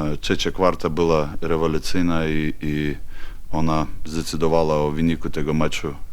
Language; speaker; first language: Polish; non-native, learner; Ukrainian